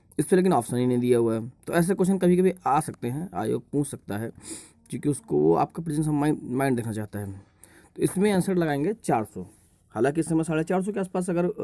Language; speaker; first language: Hindi; native; Hindi